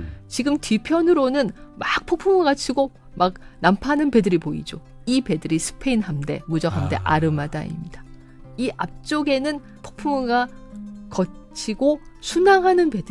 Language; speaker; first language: Korean; native; Korean